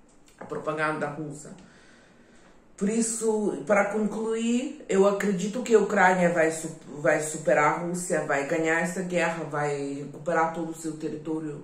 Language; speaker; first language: Portuguese; non-native, fluent; Ukrainian